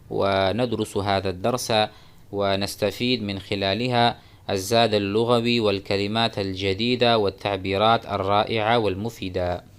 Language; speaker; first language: Arabic; non-native, fluent; Urdu